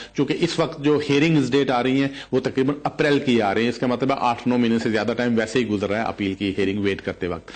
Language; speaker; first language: Urdu; native; Urdu